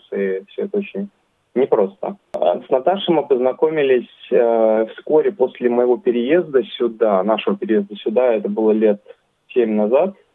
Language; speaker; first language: Russian; native; Russian